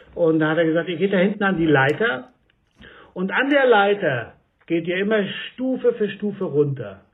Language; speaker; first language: German; native; German